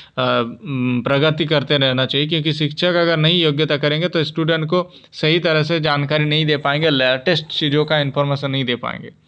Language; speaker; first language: Hindi; native; Hindi